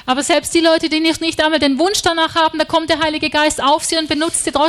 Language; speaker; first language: German; native; German